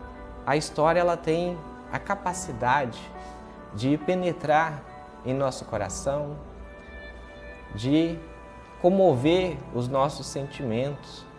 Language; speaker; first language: Portuguese; native; Portuguese